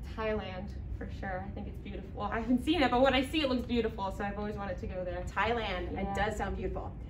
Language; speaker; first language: English; native; English